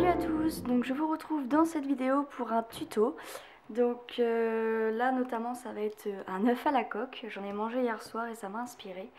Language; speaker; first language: French; native; French